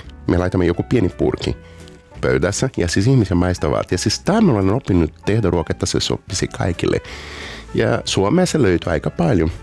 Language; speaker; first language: Finnish; non-native, fluent; Portuguese